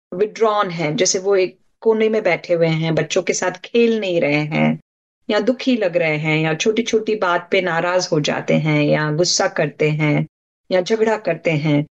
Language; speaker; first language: Hindi; non-native, local second language; Marathi